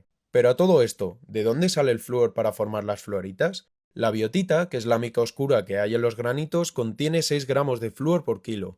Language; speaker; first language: Spanish; native; Spanish